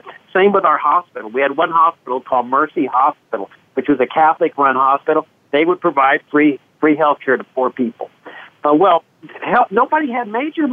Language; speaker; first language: English; native; English